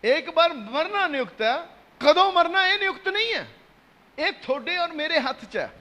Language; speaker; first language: Hindi; non-native, local second language; Punjabi